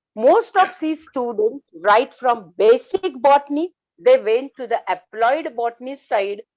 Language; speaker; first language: English; non-native, local second language; Marathi